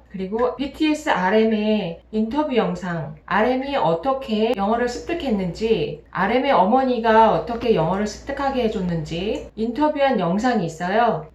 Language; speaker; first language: Korean; native; Korean